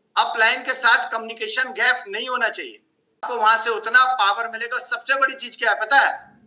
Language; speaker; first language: Hindi; native; Hindi